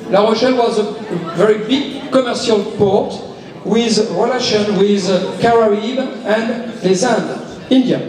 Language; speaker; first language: English; non-native, learner; French